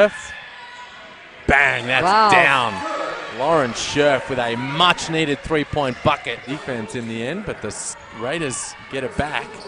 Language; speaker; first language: English; native; English